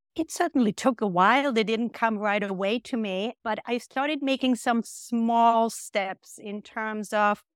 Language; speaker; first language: English; non-native, fluent; German